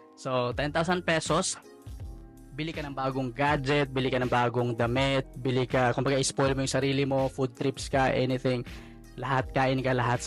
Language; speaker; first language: Filipino; non-native, local second language; Cebuano